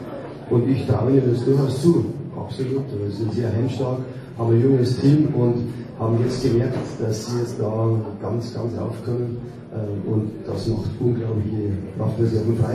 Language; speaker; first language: German; native; German